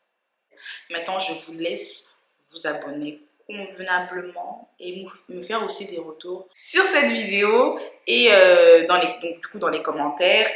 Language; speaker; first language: French; native; French